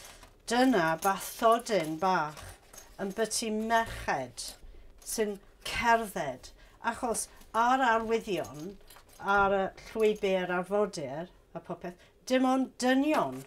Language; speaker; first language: Welsh; non-native, learner; English